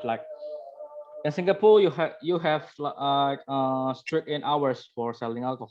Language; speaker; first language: English; non-native, learner; Indonesian